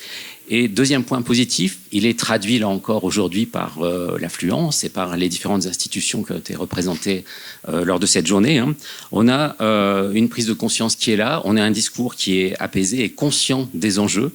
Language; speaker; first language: French; native; French